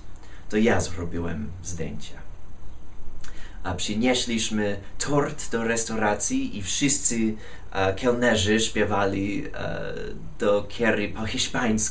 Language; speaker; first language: Polish; non-native, fluent; English